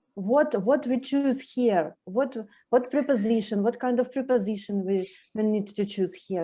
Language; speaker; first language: English; non-native, learner; Russian